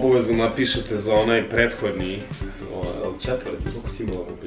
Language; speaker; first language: Bosnian; native; Bosnian